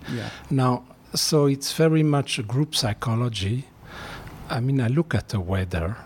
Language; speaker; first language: English; non-native, fluent; Dutch